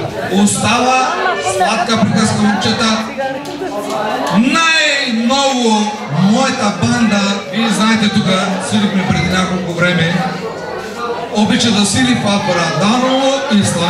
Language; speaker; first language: Bulgarian; non-native, local second language; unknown